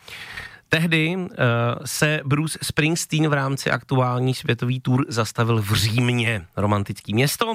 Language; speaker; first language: Czech; native; Czech